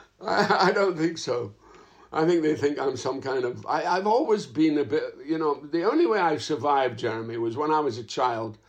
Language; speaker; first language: English; native; English